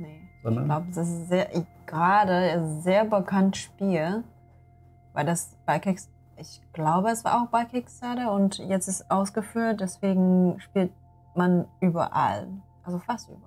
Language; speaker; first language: German; non-native, learner; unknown